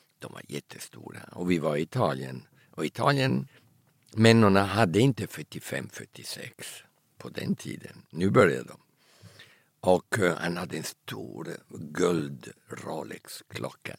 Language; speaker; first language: Swedish; early bilingual, heritage; Italian